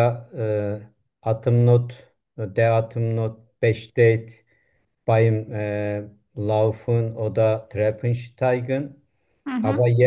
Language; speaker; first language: German; non-native, learner; Turkish